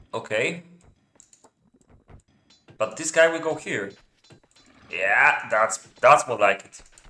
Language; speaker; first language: English; non-native, fluent; Polish